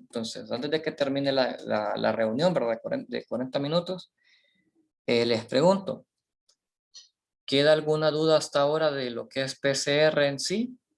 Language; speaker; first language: Spanish; native; Spanish